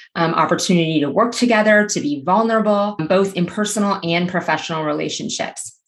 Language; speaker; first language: English; native; English